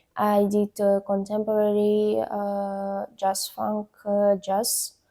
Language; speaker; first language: English; non-native, learner; Ukrainian